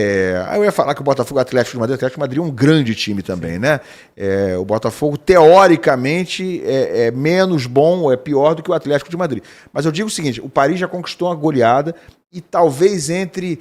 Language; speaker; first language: Portuguese; native; Portuguese